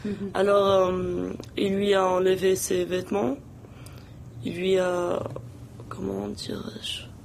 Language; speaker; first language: French; non-native, local second language; Arabic